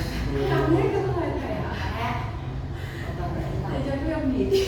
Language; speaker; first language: Vietnamese; native; Vietnamese